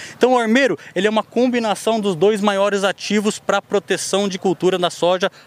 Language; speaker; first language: Portuguese; native; Portuguese